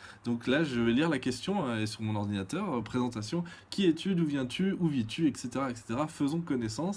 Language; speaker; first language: French; native; French